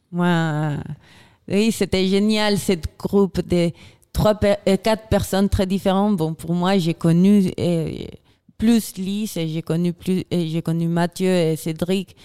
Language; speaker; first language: French; non-native, fluent; Spanish